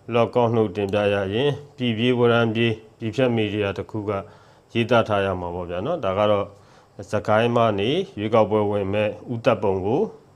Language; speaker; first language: Burmese; native; Burmese